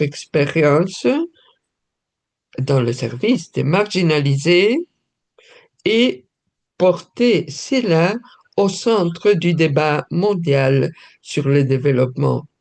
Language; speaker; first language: French; non-native, fluent; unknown